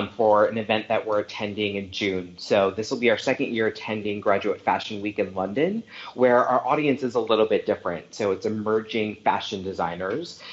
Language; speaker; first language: English; native; English